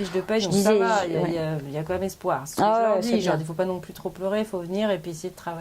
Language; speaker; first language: French; native; French